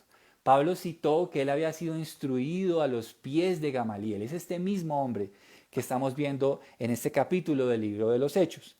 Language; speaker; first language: Spanish; native; Spanish